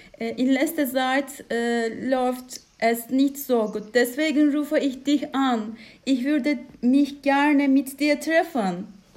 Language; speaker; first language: German; non-native, learner; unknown